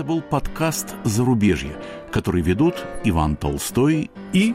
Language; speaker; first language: Russian; native; Russian